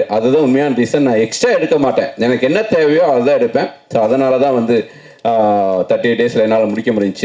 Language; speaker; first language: Tamil; native; Tamil